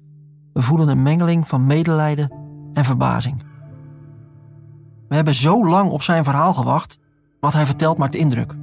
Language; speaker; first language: Dutch; native; Dutch